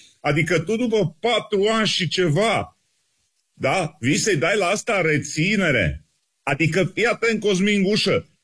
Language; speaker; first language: Romanian; native; Romanian